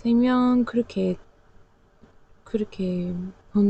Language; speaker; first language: Korean; non-native, learner; English